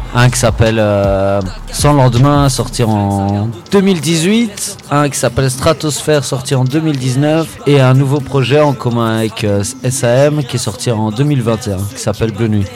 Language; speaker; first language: French; native; French